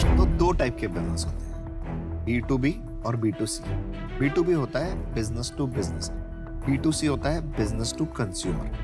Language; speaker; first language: Hindi; native; Hindi